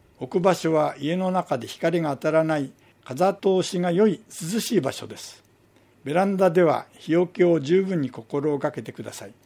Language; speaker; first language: Japanese; native; Japanese